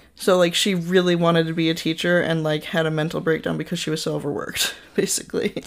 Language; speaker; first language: English; native; English